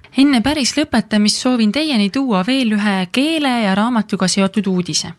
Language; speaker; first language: Estonian; native; Estonian